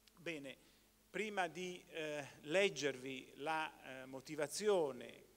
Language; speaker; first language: Italian; native; Italian